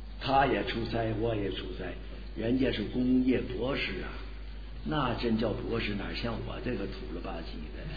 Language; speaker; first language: Chinese; native; Chinese